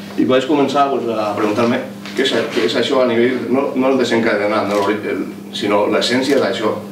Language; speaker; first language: Catalan; non-native, local second language; Spanish